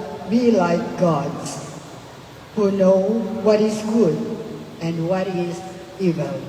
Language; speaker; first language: English; non-native, local second language; Filipino